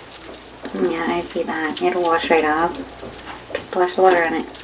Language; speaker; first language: English; native; English